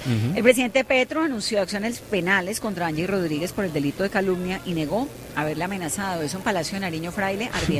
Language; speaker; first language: Spanish; native; Spanish